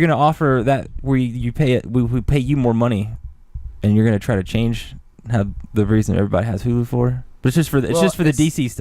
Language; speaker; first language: English; native; English